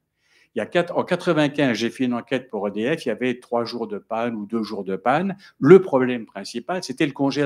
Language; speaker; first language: French; native; French